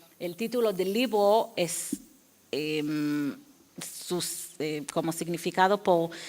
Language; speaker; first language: Spanish; non-native, fluent; Hebrew